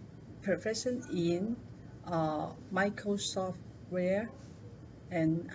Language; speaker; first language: English; non-native, learner; Chinese